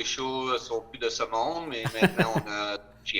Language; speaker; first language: French; native; French